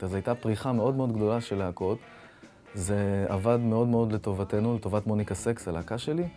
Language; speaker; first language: Hebrew; native; Hebrew